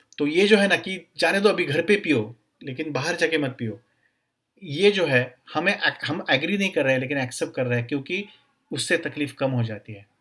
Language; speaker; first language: Hindi; non-native, local second language; Marathi